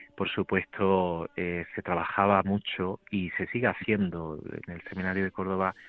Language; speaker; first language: Spanish; native; Spanish